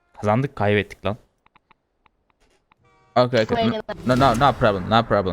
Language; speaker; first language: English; non-native, learner; Turkish